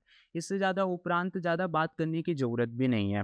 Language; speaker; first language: Hindi; native; Hindi